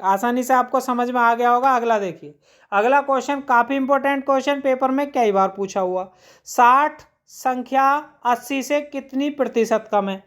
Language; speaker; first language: Hindi; native; Hindi